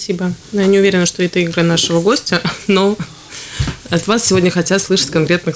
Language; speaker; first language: Russian; native; Russian